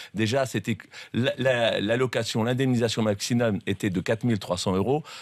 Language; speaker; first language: French; native; French